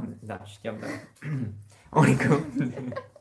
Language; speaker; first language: Romanian; non-native, learner; Korean